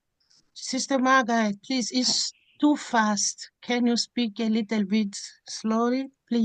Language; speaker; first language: English; non-native, learner; French